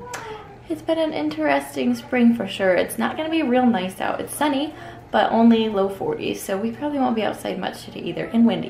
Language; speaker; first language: English; native; English